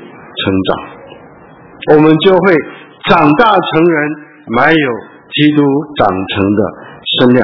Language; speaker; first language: Chinese; early bilingual, heritage; Chinese